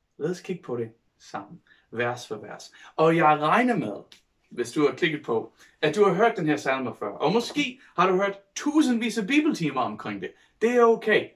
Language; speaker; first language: Danish; non-native, fluent; English